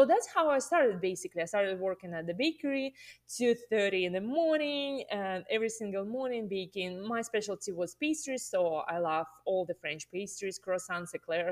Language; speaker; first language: English; non-native, fluent; Russian